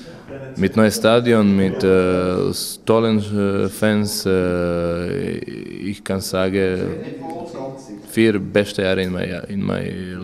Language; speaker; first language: German; non-native, learner; Croatian